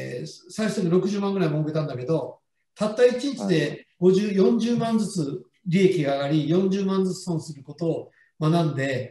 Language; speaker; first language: Japanese; native; Japanese